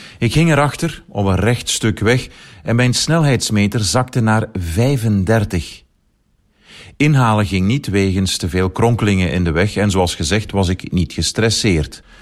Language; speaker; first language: Dutch; native; Dutch